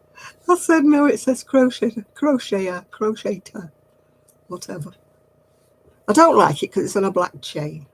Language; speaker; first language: English; native; English